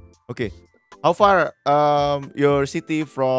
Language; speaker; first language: English; non-native, fluent; Indonesian